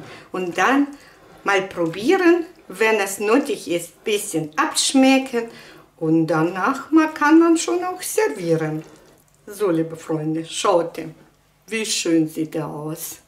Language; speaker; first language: German; non-native, fluent; Russian